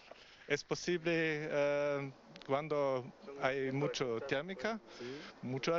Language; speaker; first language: Spanish; non-native, learner; German